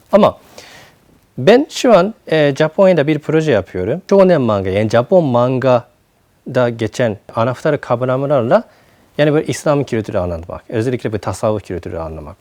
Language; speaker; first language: Turkish; non-native, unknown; Japanese